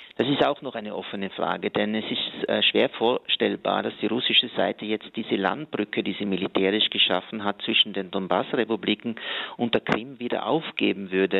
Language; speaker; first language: German; native; German